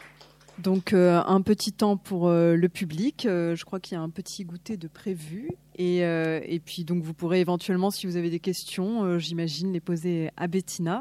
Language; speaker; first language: French; native; French